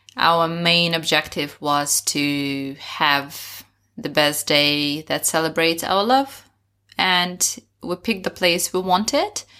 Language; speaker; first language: English; non-native, fluent; Russian